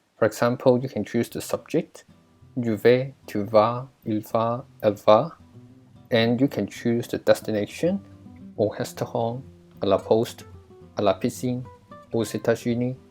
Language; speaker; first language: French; non-native, fluent; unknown